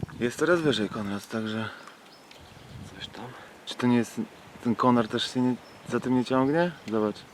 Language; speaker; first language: Polish; native; Polish